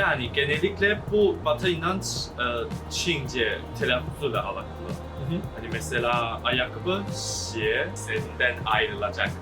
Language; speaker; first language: Turkish; non-native, learner; Chinese